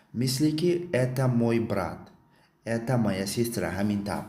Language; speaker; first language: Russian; non-native, fluent; Tajik